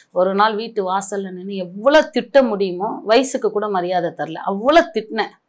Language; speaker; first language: Tamil; non-native, local second language; Marathi